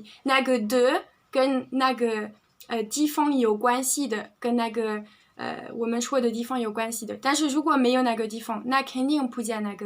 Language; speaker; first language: Chinese; non-native, fluent; French